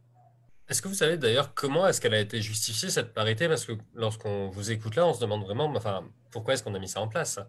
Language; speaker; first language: French; native; French